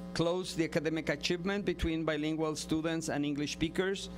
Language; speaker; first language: English; non-native, fluent; Spanish